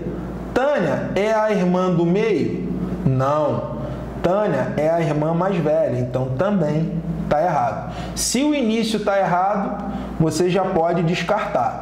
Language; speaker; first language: Portuguese; native; Portuguese